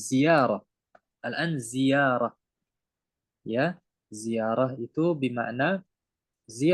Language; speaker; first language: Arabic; non-native, fluent; Indonesian